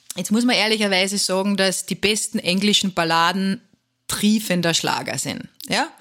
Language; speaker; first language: German; native; German